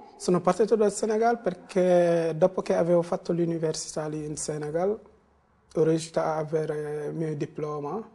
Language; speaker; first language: Italian; non-native, fluent; Wolof